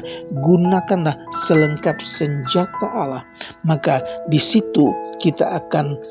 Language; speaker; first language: Indonesian; native; Indonesian